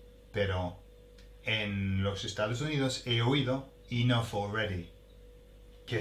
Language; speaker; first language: Spanish; non-native, fluent; English